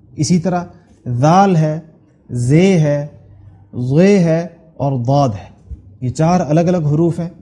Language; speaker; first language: Urdu; non-native, local second language; Pashto